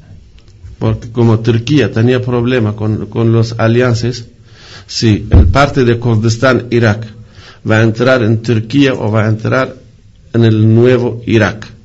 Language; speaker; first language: Spanish; non-native, fluent; Kurdish